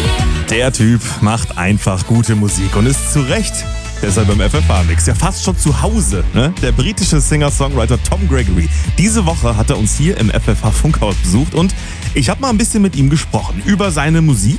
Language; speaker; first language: German; native; German